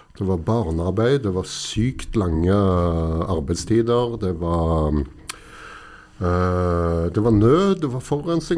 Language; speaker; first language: Norwegian; native; Norwegian